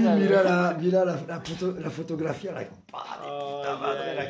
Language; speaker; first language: Spanish; non-native, learner; French